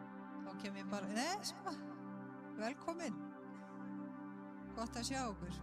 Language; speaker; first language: Icelandic; native; Icelandic